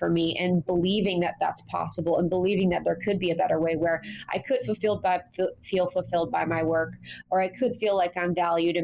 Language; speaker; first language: English; native; English